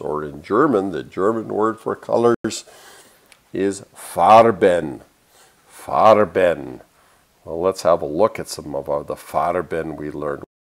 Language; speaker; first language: English; early bilingual, other home language; German